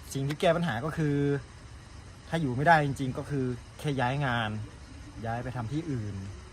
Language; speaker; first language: Thai; native; Thai